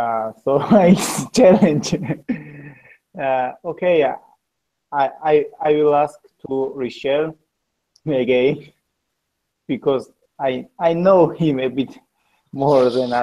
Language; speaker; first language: English; non-native, learner; Georgian